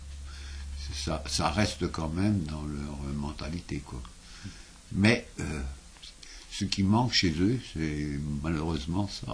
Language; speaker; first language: French; native; French